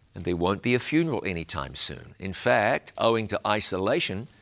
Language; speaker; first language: English; native; English